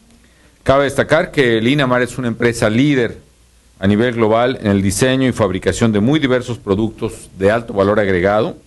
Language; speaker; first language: Spanish; native; Spanish